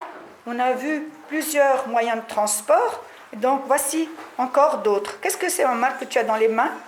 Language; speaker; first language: French; non-native, local second language; Arabic